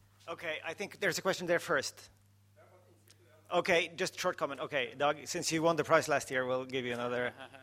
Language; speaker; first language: English; non-native, fluent; Norwegian